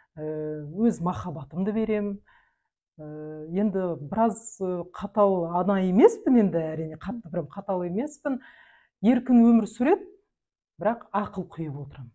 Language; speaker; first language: Kazakh; non-native, local second language; Russian